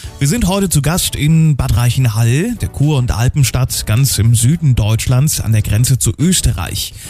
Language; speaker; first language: German; native; German